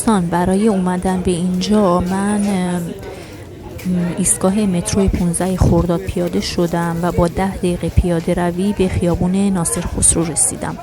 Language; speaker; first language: Persian; native; Persian